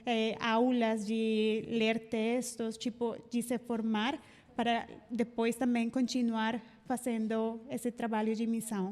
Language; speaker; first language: Portuguese; non-native, fluent; Spanish